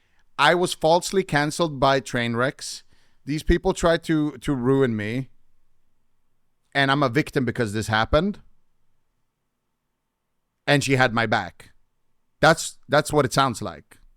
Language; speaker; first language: English; native; English